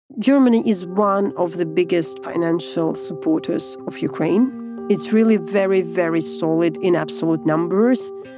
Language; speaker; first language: English; non-native, fluent; Ukrainian